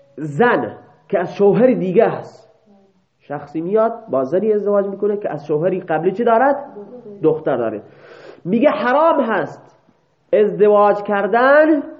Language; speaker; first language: Persian; non-native, local second language; Baluchi